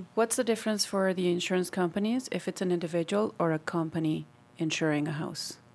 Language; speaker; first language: English; non-native, fluent; Spanish